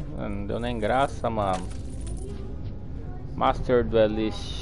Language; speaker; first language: Portuguese; native; Portuguese